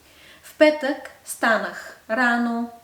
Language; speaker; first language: Bulgarian; non-native, fluent; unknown